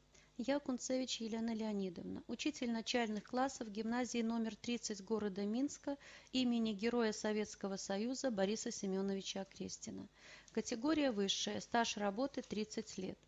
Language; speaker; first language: Russian; native; Russian